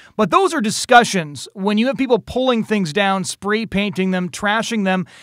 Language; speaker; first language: English; native; English